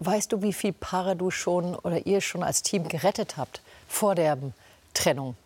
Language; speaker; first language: German; native; German